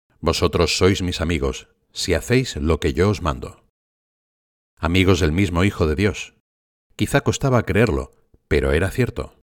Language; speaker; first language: Spanish; native; Spanish